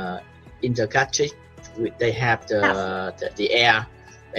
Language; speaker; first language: English; non-native, learner; Vietnamese